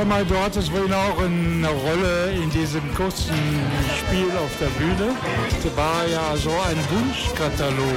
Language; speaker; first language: German; native; German